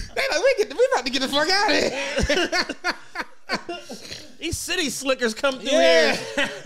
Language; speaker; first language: English; native; English